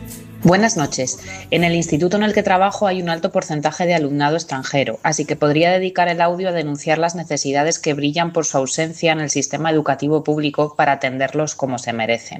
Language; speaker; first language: Spanish; native; Spanish